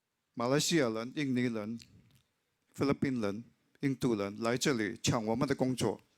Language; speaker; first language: Chinese; non-native, local second language; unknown